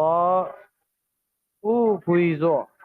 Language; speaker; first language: Chinese; non-native, learner; Hindi